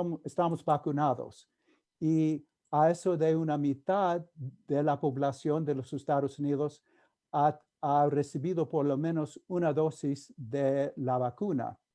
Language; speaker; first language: Spanish; non-native, fluent; English